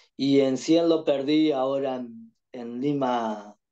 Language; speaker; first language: Spanish; native; Spanish